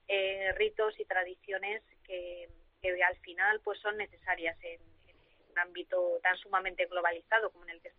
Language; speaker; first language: Spanish; native; Spanish